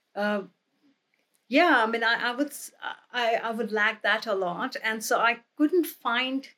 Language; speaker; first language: English; non-native, local second language; Hindi